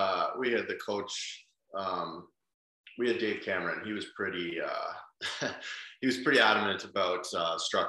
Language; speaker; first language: English; native; English